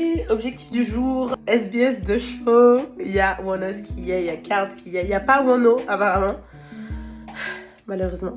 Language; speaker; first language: French; native; French